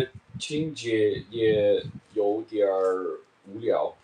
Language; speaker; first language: Chinese; non-native, learner; English